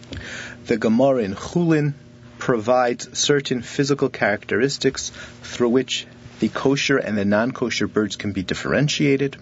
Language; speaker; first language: English; native; English